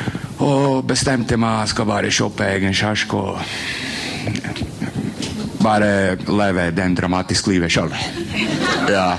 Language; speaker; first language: Norwegian; non-native, fluent; Croatian